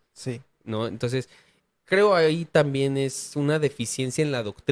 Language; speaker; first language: Spanish; native; Spanish